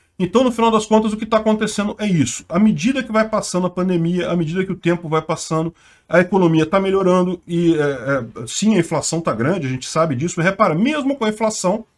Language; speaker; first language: Portuguese; native; Portuguese